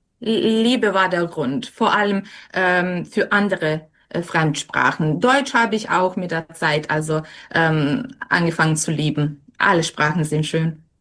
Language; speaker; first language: German; non-native, fluent; Serbian